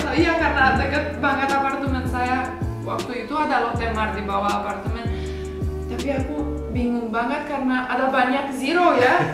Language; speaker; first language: Indonesian; non-native, fluent; Romanian